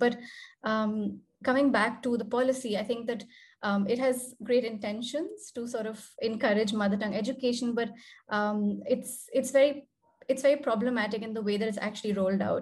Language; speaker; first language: English; non-native, local second language; Hindi